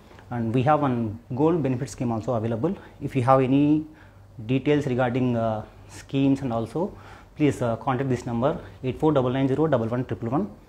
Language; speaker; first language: English; non-native, local second language; Telugu